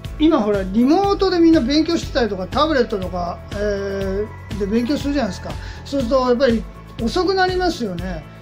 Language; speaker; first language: Japanese; native; Japanese